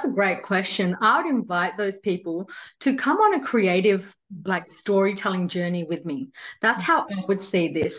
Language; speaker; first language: English; non-native, local second language; Hindi